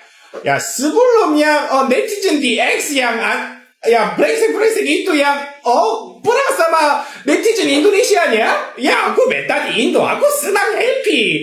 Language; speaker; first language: Indonesian; non-native, learner; Korean